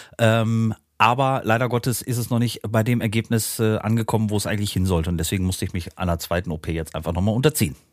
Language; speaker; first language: German; native; German